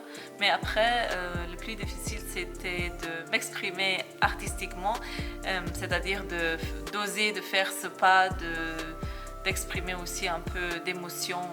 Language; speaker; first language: French; non-native, fluent; German